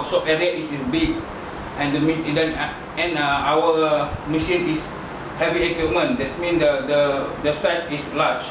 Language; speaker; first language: English; non-native, learner; Malay